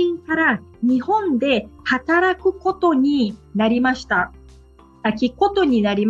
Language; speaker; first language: Japanese; non-native, fluent; Portuguese